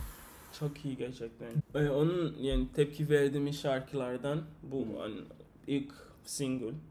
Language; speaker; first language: Turkish; non-native, learner; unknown